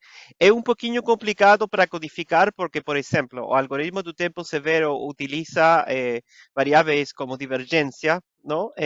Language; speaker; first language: Portuguese; non-native, fluent; Spanish